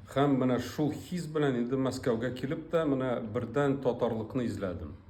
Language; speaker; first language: Tatar; early bilingual, heritage; Tatar